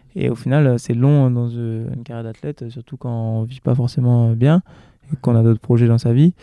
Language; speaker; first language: French; native; French